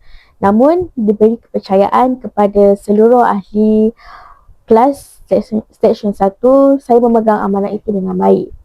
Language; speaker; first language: Malay; native; Malay